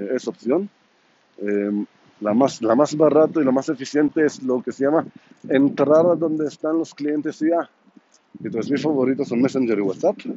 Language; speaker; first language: Spanish; non-native, fluent; Hebrew